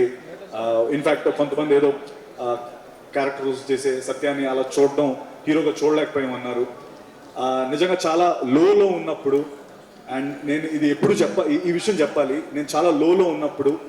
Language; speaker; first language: Telugu; native; Telugu